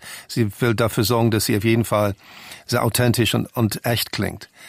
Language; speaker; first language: German; non-native, fluent; English